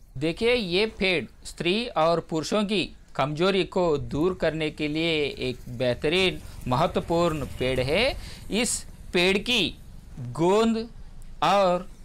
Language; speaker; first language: Hindi; non-native, local second language; Telugu